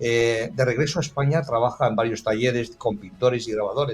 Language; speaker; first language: Spanish; native; Spanish